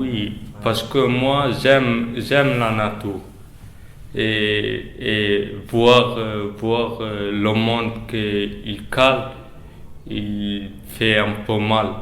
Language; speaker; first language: French; non-native, learner; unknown